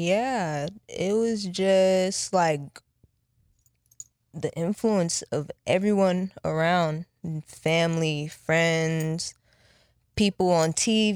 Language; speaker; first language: English; early bilingual, other home language; Japanese